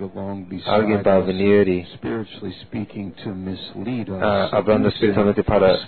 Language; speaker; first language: Spanish; non-native, fluent; English